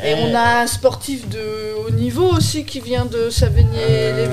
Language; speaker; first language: French; native; French